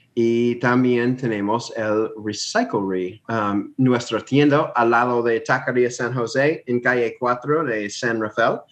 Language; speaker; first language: Spanish; non-native, fluent; English